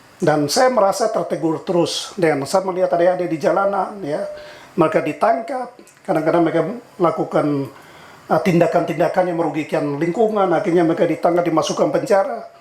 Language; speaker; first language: Indonesian; native; Indonesian